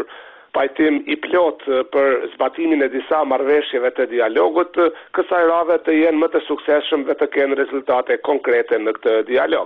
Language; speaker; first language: Albanian; native; Albanian